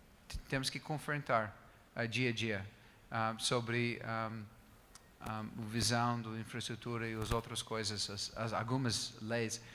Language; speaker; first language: Portuguese; non-native, fluent; English